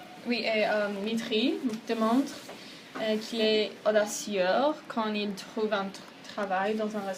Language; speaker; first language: French; non-native, learner; Persian